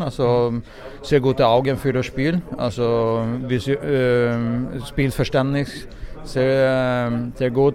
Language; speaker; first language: German; non-native, fluent; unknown